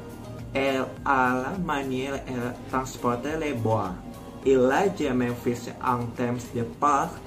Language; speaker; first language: French; non-native, learner; Indonesian